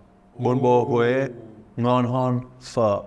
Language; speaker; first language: Vietnamese; non-native, learner; English